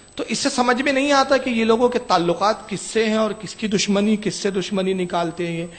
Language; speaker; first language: Urdu; native; Urdu